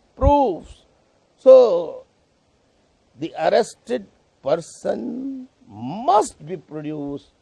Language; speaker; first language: English; non-native, local second language; Urdu